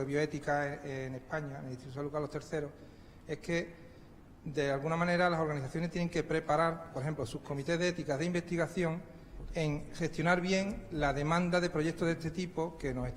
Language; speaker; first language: Spanish; native; Spanish